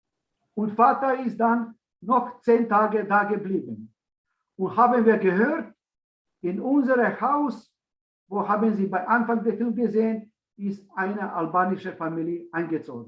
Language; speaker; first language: German; non-native, learner; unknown